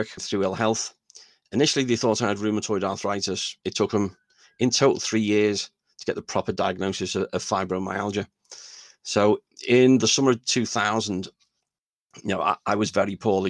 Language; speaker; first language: English; native; English